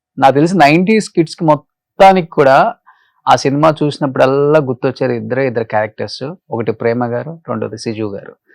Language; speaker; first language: Telugu; native; Telugu